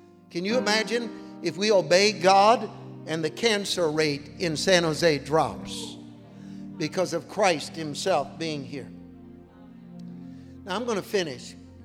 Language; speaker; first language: English; early bilingual, other home language; Spanish